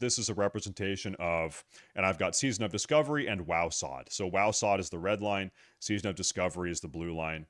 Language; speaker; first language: English; native; English